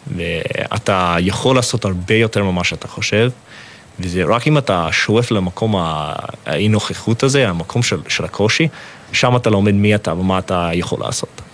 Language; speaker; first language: Hebrew; non-native, fluent; English